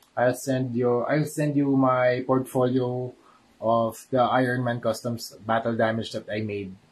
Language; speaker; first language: English; non-native, local second language; Filipino